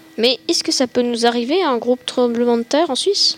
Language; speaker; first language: French; native; French